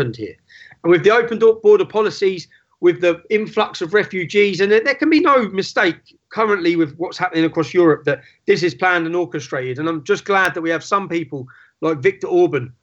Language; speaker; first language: English; native; English